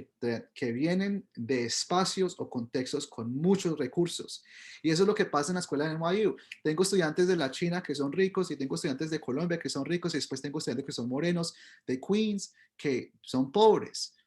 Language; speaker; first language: Spanish; early bilingual, heritage; Spanish